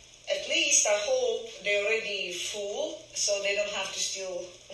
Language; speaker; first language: English; non-native, fluent; Ukrainian